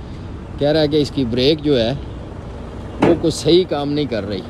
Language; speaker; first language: Urdu; non-native, local second language; Punjabi